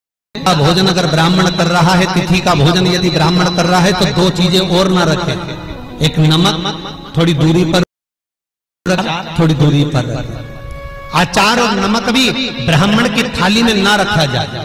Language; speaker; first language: Hindi; native; Hindi